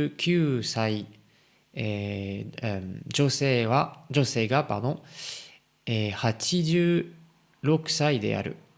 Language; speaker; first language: Japanese; non-native, learner; French